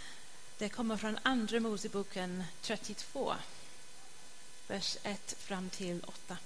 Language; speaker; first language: Swedish; non-native, fluent; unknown